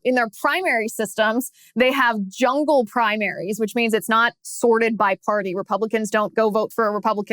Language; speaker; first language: English; native; English